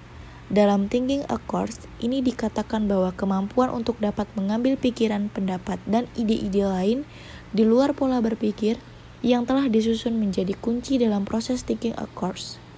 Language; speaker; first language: Indonesian; native; Indonesian